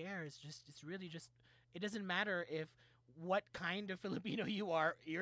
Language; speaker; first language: English; non-native, local second language; Filipino